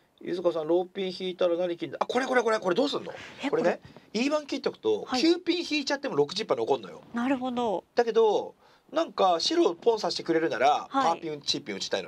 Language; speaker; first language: Japanese; native; Japanese